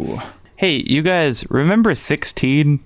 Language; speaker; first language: English; native; English